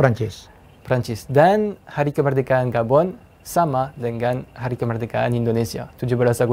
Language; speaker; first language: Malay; non-native, fluent; French